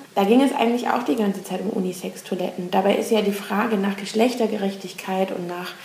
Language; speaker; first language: German; native; German